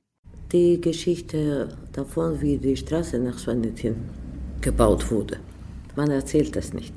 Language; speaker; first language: German; non-native, fluent; Georgian